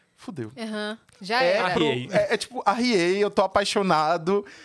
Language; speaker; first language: Portuguese; native; Portuguese